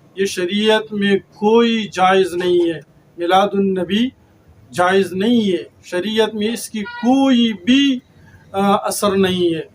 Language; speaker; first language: Urdu; non-native, local second language; Pashto